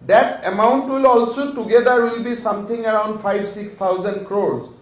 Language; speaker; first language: English; non-native, local second language; Assamese